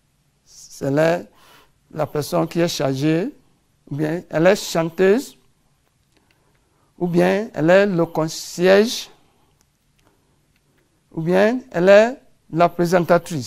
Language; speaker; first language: French; non-native, fluent; English